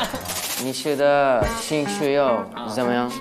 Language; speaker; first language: Chinese; non-native, learner; English